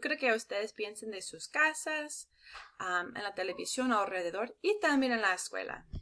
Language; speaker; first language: Spanish; non-native, learner; English